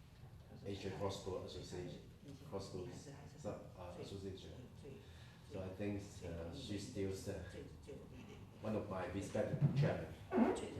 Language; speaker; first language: English; non-native, local second language; Cantonese